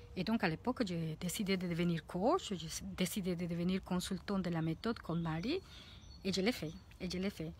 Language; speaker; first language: French; non-native, fluent; Spanish